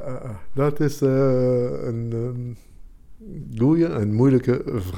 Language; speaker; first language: Dutch; non-native, local second language; Italian